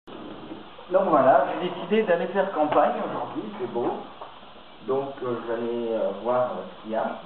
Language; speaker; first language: French; native; French